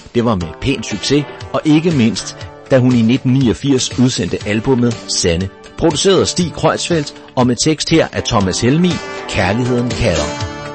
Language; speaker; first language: Danish; native; Danish